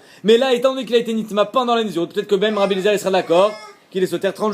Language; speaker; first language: French; native; French